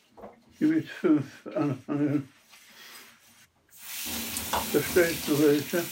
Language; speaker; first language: German; non-native, fluent; Polish